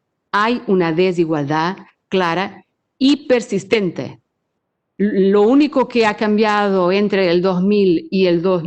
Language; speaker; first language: Spanish; non-native, fluent; Portuguese